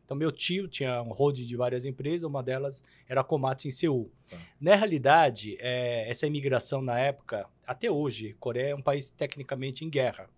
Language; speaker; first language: Portuguese; early bilingual, other home language; Korean